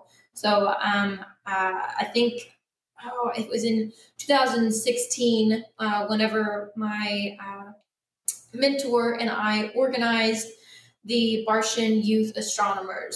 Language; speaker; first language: English; native; English